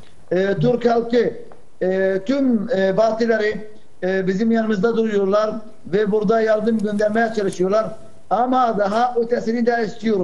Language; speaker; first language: Turkish; non-native, fluent; Arabic